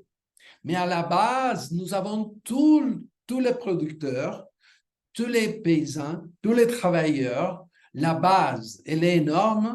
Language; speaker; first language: French; non-native, fluent; Spanish